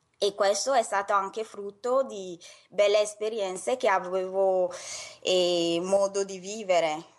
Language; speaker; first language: Italian; non-native, fluent; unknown